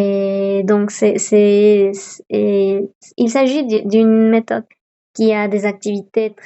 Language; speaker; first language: French; non-native, fluent; Spanish